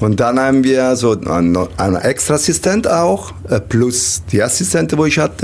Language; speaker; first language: German; non-native, learner; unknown